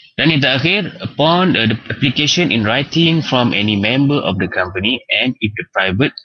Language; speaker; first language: English; non-native, local second language; Malay